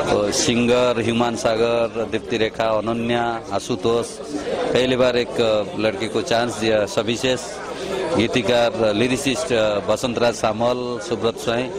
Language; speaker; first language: Hindi; non-native, local second language; Odia